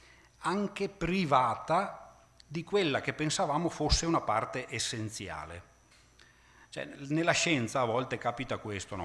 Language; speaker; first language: Italian; native; Italian